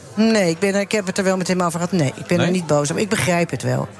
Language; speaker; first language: Dutch; native; Dutch